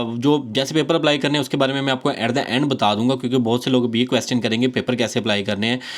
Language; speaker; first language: Urdu; non-native, local second language; Punjabi